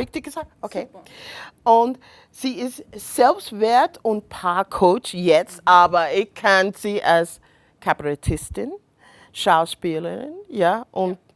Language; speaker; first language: German; non-native, learner; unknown